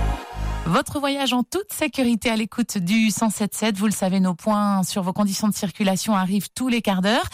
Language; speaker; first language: French; native; French